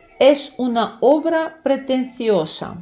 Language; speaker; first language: Spanish; non-native, fluent; Ukrainian